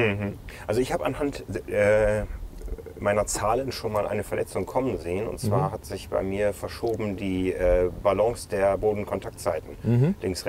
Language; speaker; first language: German; native; German